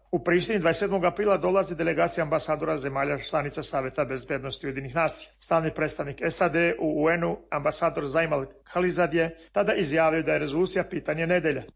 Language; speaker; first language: Serbian; non-native, local second language; Albanian